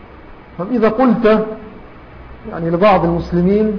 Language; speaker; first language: Arabic; native; Arabic